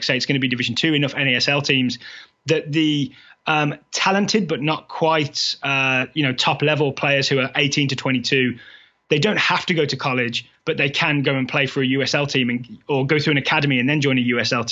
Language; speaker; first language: English; native; English